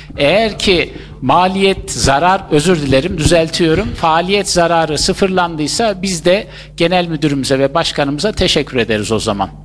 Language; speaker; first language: Turkish; native; Turkish